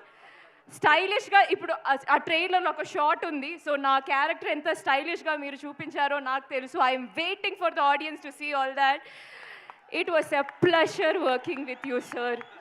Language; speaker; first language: Telugu; non-native, learner; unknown